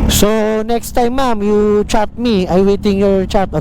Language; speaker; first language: English; non-native, learner; Filipino